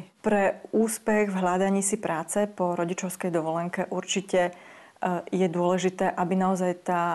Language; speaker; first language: Slovak; native; Slovak